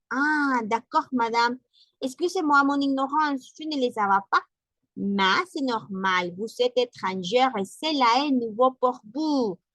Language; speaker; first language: French; non-native, learner; Spanish